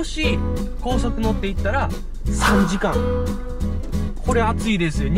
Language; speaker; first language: Japanese; native; Japanese